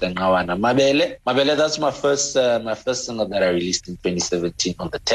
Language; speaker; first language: English; non-native, local second language; Southern Sotho